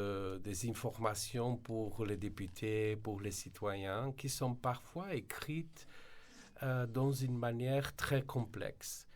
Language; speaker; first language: French; non-native, fluent; Slovenian